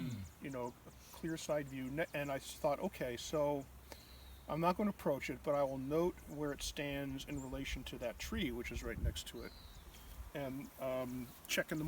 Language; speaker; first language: English; native; English